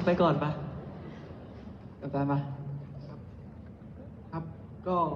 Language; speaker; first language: Thai; native; Thai